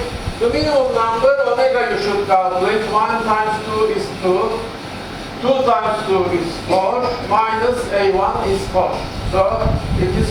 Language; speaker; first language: English; non-native, fluent; Turkish